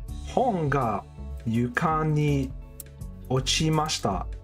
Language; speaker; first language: Japanese; non-native, learner; English